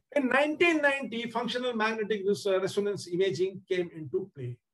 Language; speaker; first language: English; non-native, local second language; Tamil